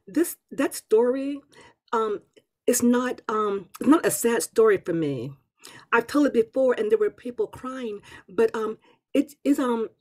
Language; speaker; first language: English; native; English